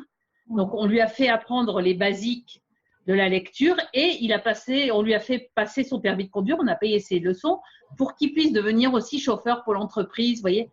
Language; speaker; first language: French; native; French